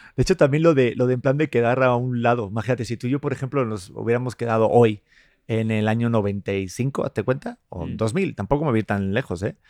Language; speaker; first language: Spanish; native; Spanish